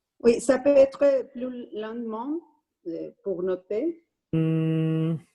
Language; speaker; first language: French; non-native, learner; Spanish